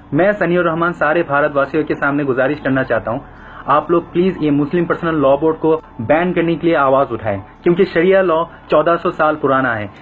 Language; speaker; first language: Hindi; non-native, fluent; Bangla